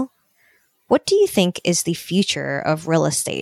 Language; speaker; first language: English; native; English